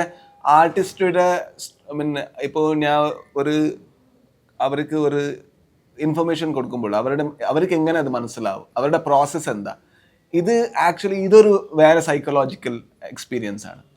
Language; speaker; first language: Malayalam; non-native, learner; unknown